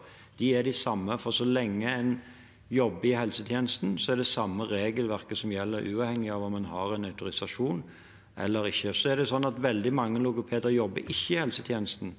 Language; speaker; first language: Norwegian; native; Norwegian